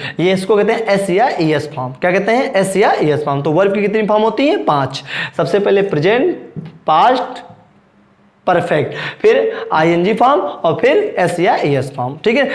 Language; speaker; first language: Hindi; native; Hindi